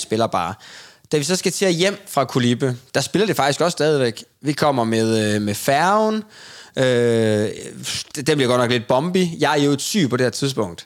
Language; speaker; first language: Danish; native; Danish